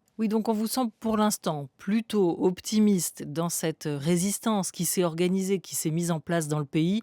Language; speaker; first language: French; native; French